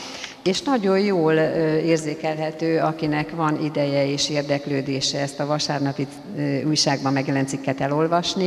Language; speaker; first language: Hungarian; native; Hungarian